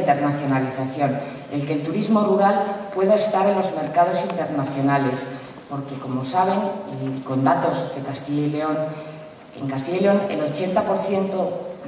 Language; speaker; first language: Spanish; native; Spanish